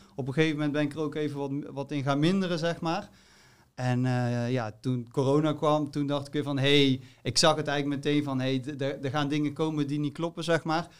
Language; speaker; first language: Dutch; native; Dutch